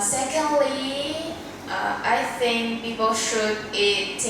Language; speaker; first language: English; non-native, learner; Vietnamese